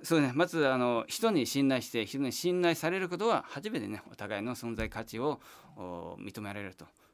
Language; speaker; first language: Japanese; non-native, fluent; Chinese